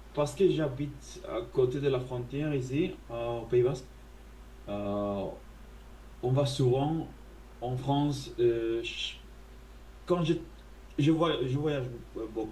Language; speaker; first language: French; non-native, fluent; Spanish